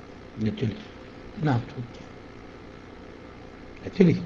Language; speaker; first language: German; non-native, fluent; Arabic